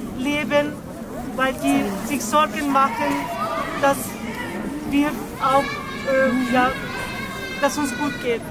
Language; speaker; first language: German; non-native, learner; Ukrainian